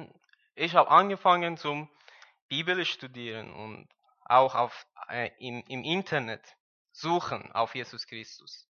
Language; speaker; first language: German; non-native, learner; Persian